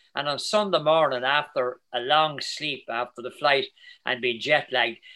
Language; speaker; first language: English; native; English